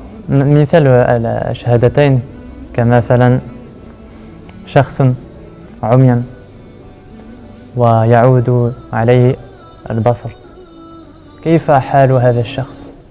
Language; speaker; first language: Arabic; non-native, learner; French